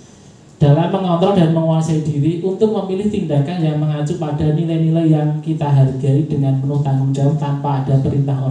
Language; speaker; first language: Indonesian; native; Indonesian